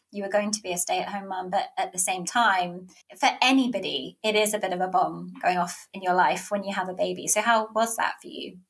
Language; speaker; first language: English; native; English